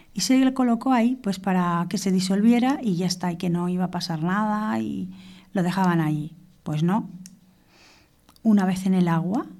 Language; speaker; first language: Spanish; non-native, fluent; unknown